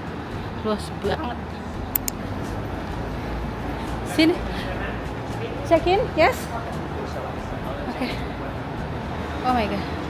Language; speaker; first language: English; non-native, learner; Indonesian